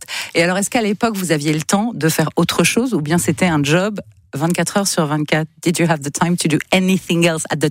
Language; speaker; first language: French; native; French